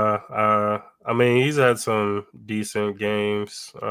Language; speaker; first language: English; native; English